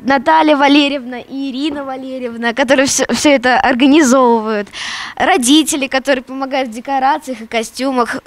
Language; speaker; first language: Russian; native; Russian